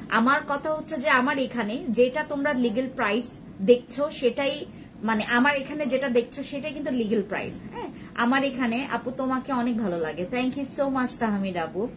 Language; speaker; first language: Bangla; native; Bangla